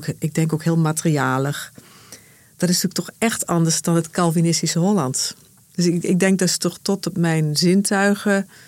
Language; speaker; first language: Dutch; native; Dutch